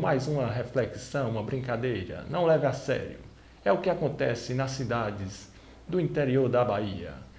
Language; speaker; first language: Portuguese; native; Portuguese